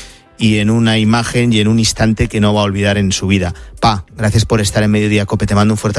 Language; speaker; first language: Spanish; native; Spanish